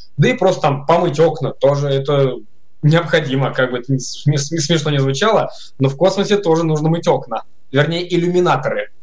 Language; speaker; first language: Russian; native; Russian